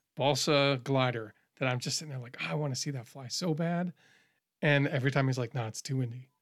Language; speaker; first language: English; native; English